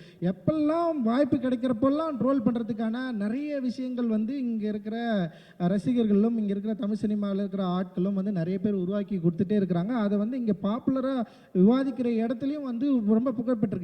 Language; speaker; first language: Tamil; native; Tamil